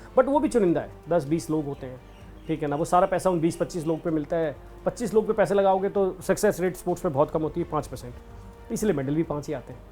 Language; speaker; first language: Hindi; native; Hindi